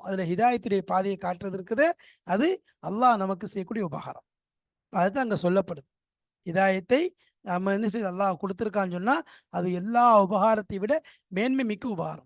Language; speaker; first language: Tamil; native; Tamil